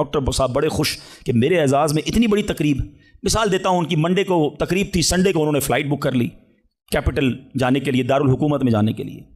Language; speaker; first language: Urdu; native; Urdu